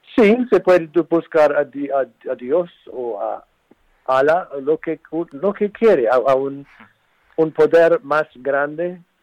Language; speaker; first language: Spanish; non-native, fluent; English